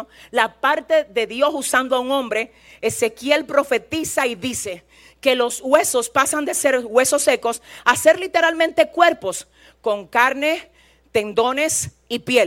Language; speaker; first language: Spanish; native; Spanish